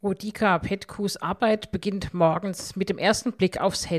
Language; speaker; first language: German; native; German